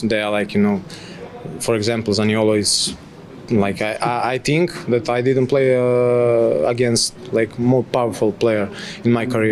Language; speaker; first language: English; non-native, fluent; Polish